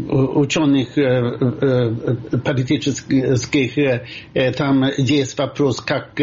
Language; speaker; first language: Russian; non-native, fluent; Swedish